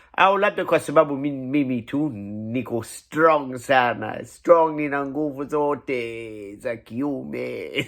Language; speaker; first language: Swahili; non-native, fluent; English